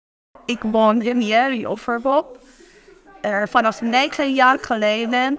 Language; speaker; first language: Dutch; non-native, learner; Persian